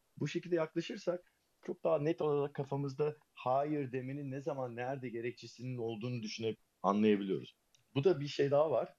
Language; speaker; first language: Turkish; early bilingual, heritage; Turkish